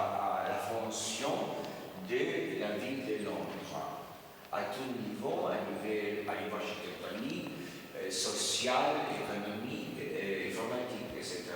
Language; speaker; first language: French; non-native, fluent; Spanish